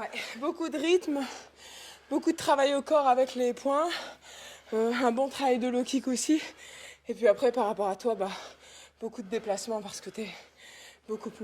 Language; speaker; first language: French; native; French